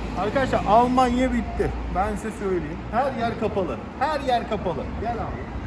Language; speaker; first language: Turkish; native; Turkish